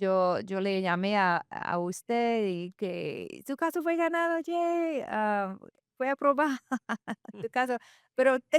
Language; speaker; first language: Spanish; non-native, fluent; English